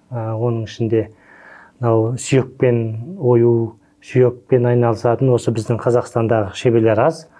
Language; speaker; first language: Kazakh; native; Kazakh